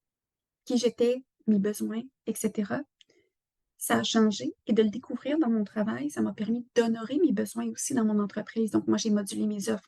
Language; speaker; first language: French; native; French